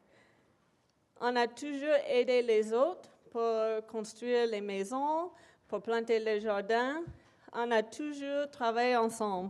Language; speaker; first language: French; non-native, local second language; English